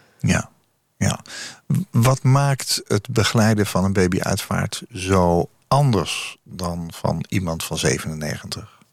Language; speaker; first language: Dutch; native; Dutch